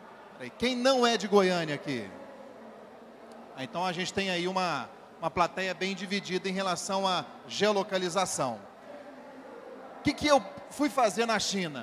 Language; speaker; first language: Portuguese; native; Portuguese